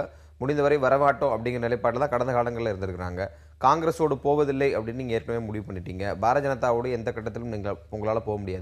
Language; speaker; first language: Tamil; native; Tamil